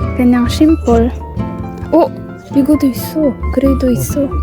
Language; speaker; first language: Korean; non-native, learner; Filipino